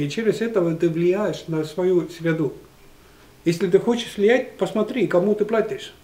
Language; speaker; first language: Russian; non-native, local second language; Estonian